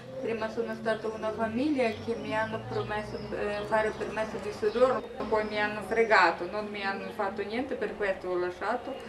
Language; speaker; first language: Italian; non-native, learner; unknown